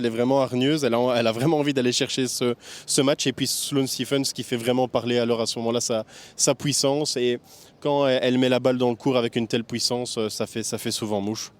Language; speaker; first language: French; native; French